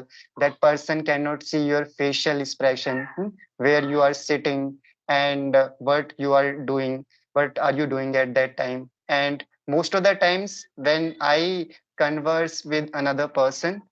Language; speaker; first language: English; non-native, local second language; Hindi